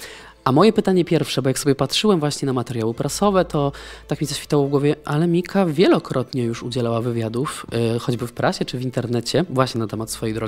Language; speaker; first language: Polish; native; Polish